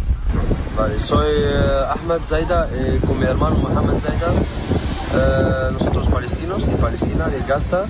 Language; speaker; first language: Spanish; non-native, learner; Arabic